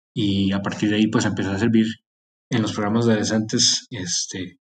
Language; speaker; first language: Spanish; native; Spanish